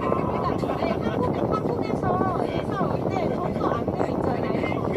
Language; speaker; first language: Korean; non-native, fluent; Russian